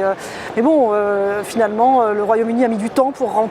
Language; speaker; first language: French; native; French